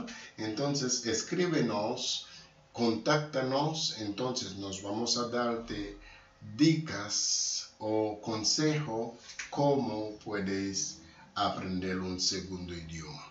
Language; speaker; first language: Spanish; non-native, learner; Haitian Creole